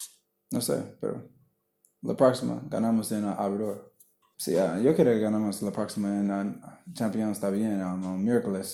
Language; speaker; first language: Spanish; non-native, learner; English